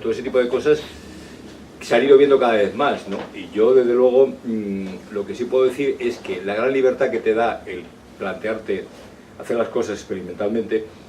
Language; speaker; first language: Spanish; native; Spanish